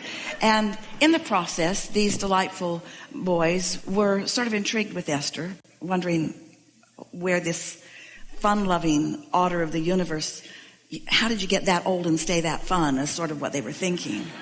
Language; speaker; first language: English; native; English